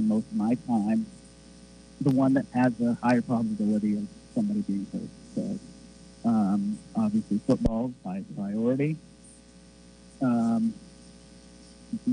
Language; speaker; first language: English; native; English